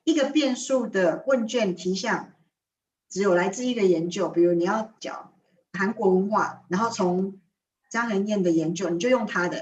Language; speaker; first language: Chinese; native; Chinese